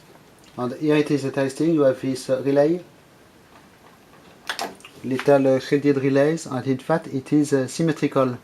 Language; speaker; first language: English; non-native, fluent; French